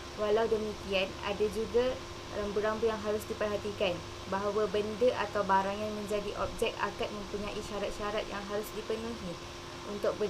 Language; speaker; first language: Malay; native; Malay